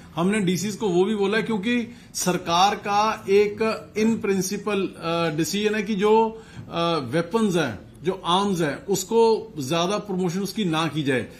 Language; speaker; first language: Hindi; non-native, local second language; Punjabi